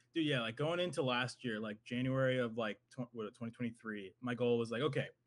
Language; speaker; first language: English; native; English